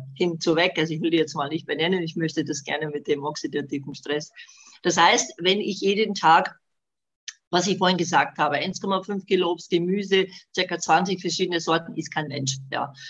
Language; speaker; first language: German; non-native, fluent; Bosnian